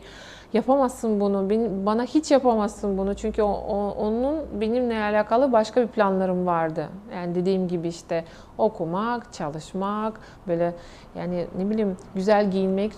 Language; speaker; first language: Turkish; non-native, fluent; Russian